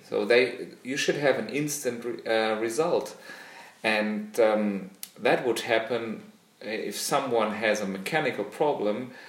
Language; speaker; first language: English; non-native, fluent; German